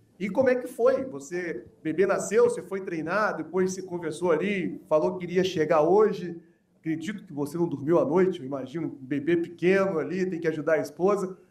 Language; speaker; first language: Portuguese; native; Portuguese